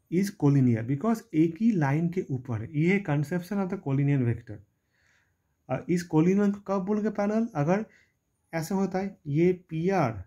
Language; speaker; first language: Hindi; non-native, local second language; Bangla